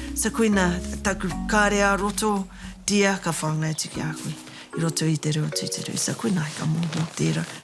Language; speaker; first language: Māori; native; Māori